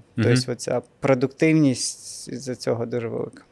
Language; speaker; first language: Ukrainian; non-native, local second language; Russian